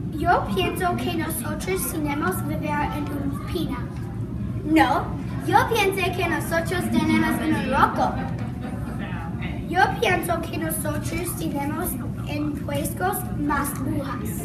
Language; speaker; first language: Spanish; non-native, learner; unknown